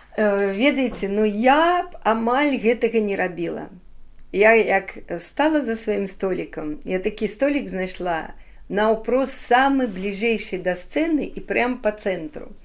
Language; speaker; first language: Belarusian; non-native, local second language; Ukrainian